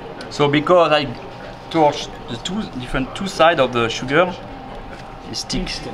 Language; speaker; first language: English; non-native, fluent; French